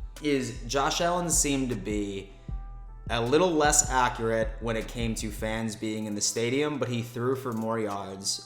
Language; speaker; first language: English; native; English